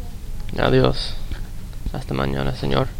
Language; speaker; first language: Spanish; non-native, learner; English